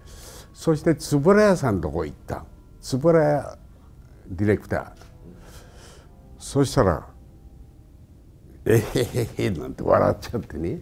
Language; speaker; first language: Japanese; native; Japanese